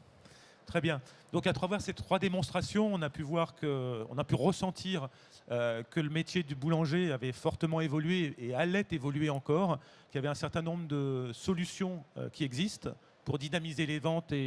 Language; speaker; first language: French; native; French